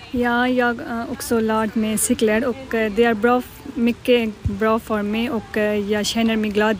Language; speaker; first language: Swedish; non-native, learner; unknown